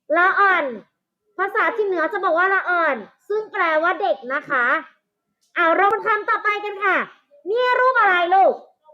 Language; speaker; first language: Thai; native; Thai